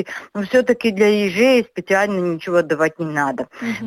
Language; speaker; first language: Russian; non-native, local second language; Latvian